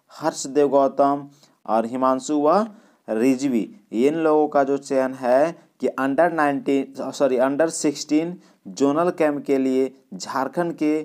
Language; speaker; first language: Hindi; native; Hindi